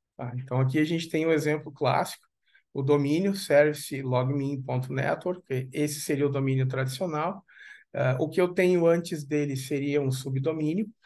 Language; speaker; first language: Portuguese; native; Portuguese